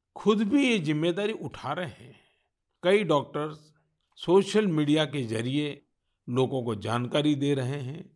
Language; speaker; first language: Hindi; non-native, local second language; Gujarati